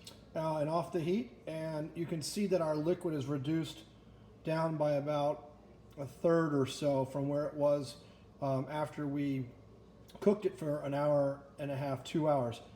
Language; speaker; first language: English; native; English